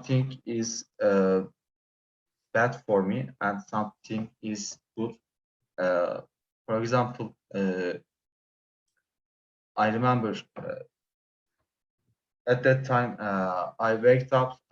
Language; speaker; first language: English; non-native, learner; Turkish